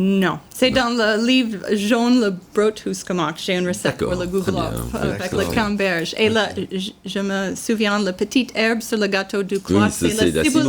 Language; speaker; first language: French; non-native, learner; English